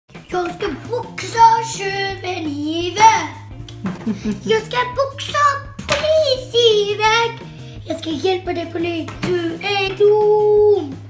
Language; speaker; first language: Swedish; early bilingual, other home language; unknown